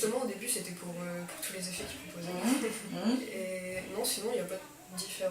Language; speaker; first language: French; native; French